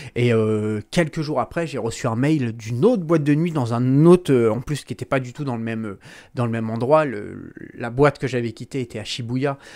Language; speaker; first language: French; native; French